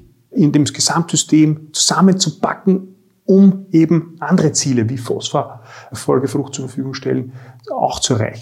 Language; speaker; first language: German; native; German